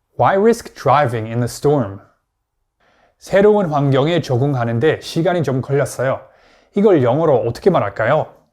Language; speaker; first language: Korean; non-native, fluent; English